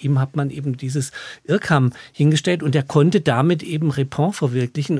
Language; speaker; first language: German; native; German